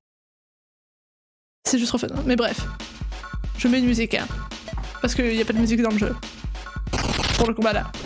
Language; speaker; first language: French; native; French